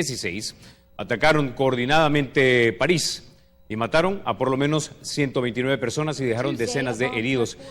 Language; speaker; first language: Spanish; native; Spanish